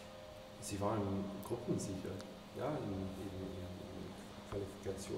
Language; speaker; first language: German; non-native, learner; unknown